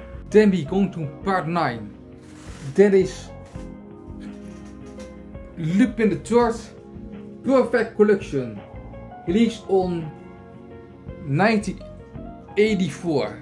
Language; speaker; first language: English; non-native, learner; Dutch